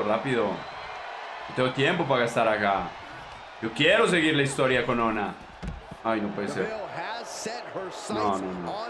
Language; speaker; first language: Spanish; native; Spanish